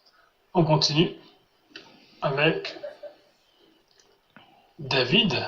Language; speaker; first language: French; non-native, fluent; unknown